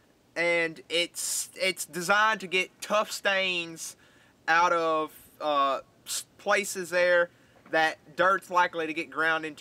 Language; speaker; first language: English; native; English